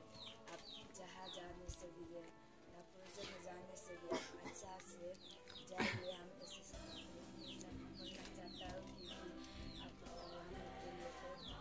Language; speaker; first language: Hindi; non-native, local second language; Adi